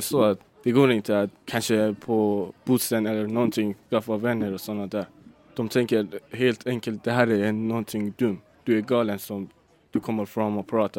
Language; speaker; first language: Swedish; non-native, learner; Persian